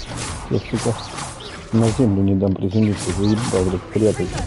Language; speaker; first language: Russian; native; Russian